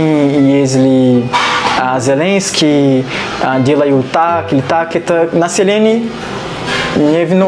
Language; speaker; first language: Russian; non-native, learner; Portuguese